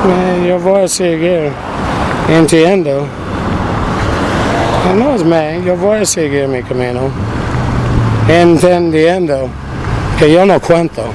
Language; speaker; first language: Spanish; non-native, fluent; English